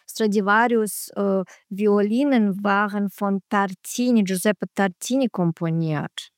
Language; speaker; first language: German; non-native, learner; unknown